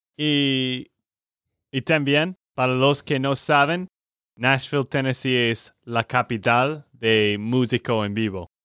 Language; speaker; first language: Spanish; non-native, fluent; English